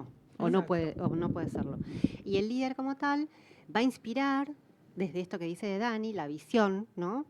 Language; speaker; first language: Spanish; native; Spanish